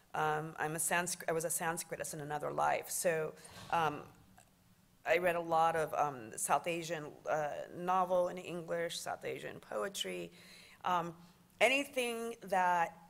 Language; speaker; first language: English; native; English